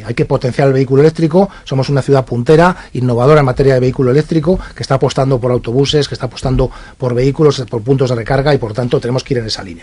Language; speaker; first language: Spanish; native; Spanish